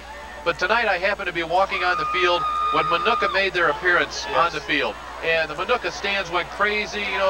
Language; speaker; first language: English; native; English